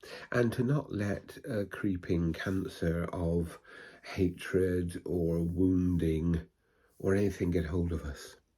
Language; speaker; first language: English; native; English